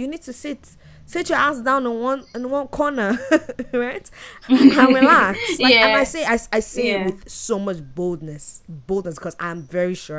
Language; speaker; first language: English; non-native, local second language; Yoruba